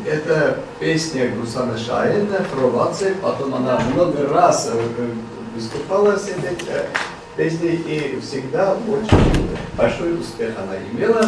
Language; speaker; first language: Russian; non-native, local second language; Armenian